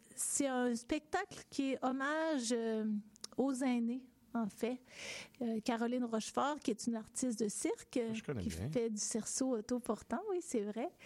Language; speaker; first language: French; native; French